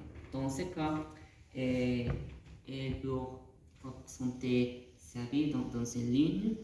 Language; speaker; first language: French; non-native, learner; Spanish